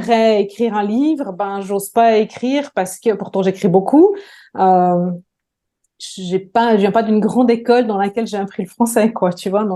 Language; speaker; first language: French; native; French